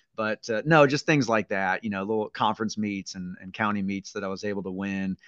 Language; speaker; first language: English; native; English